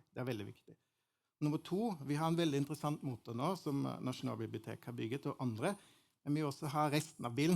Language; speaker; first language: Norwegian; non-native, fluent; German